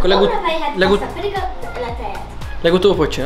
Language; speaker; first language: Hungarian; native; Hungarian